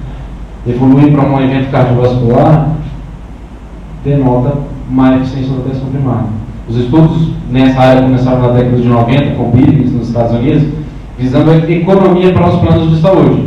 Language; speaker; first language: Portuguese; native; Portuguese